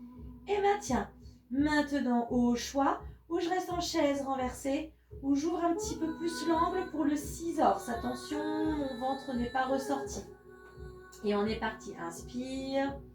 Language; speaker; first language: French; native; French